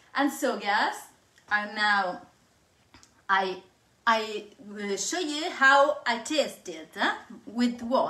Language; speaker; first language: English; non-native, fluent; Italian